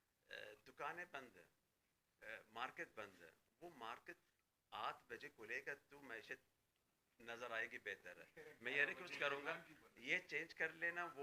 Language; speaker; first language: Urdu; non-native, fluent; Arabic